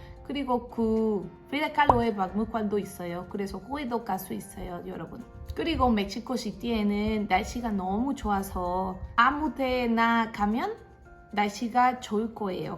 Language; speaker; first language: Korean; non-native, fluent; Spanish